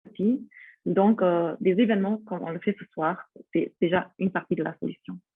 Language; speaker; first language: French; non-native, fluent; German